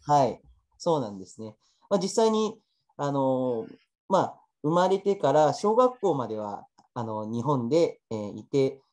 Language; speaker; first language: Japanese; early bilingual, other home language; Chinese